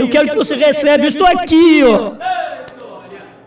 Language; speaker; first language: Portuguese; native; Portuguese